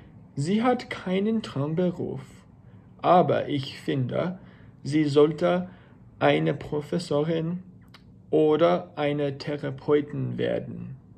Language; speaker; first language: German; non-native, learner; English